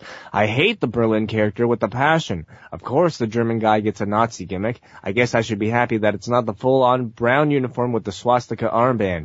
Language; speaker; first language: English; native; English